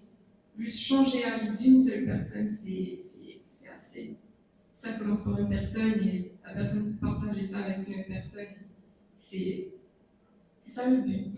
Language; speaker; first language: French; non-native, local second language; Morisyen